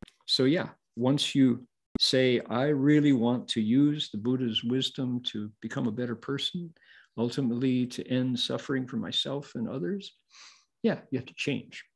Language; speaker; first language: English; native; English